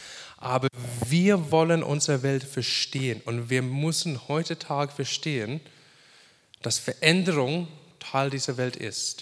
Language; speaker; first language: German; non-native, fluent; English